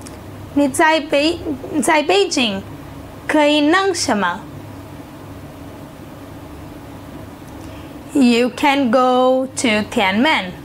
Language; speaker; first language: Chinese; non-native, learner; Portuguese